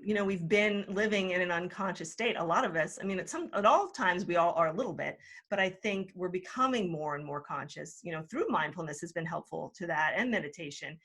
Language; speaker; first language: English; native; English